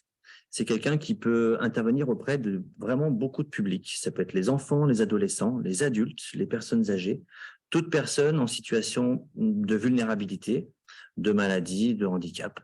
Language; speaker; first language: French; native; French